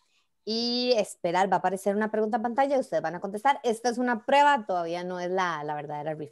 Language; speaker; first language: Spanish; native; Spanish